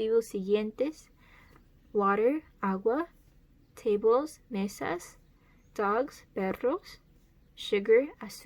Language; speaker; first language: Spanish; early bilingual, heritage; Spanish